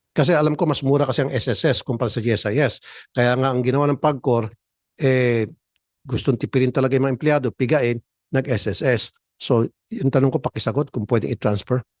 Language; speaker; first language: Filipino; native; Filipino